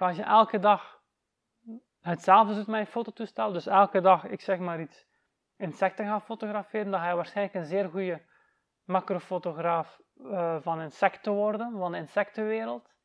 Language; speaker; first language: Dutch; native; Dutch